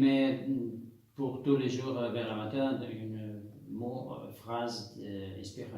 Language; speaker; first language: French; non-native, fluent; Spanish